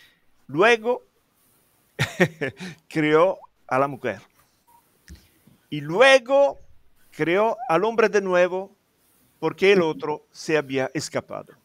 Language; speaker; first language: Spanish; non-native, fluent; Italian